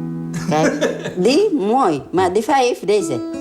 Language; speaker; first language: Dutch; non-native, learner; Tigrinya